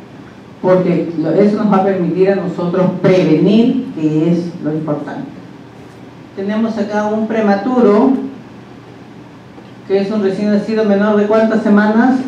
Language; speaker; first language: Spanish; native; Spanish